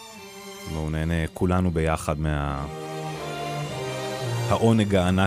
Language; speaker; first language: Hebrew; native; Hebrew